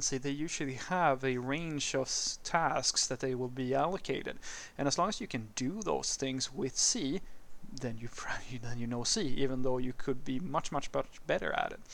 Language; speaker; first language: English; non-native, fluent; Swedish